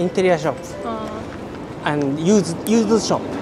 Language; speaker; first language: English; non-native, learner; Japanese